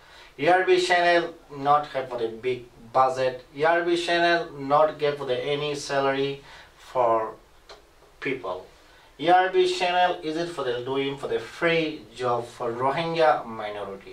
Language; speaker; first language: English; non-native, learner; Rohingya